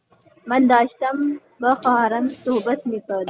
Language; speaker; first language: Persian; non-native, learner; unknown